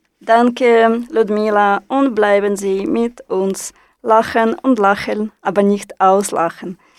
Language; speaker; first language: German; non-native, fluent; Russian